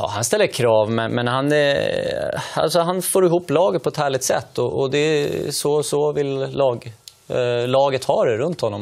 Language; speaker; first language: Swedish; native; Swedish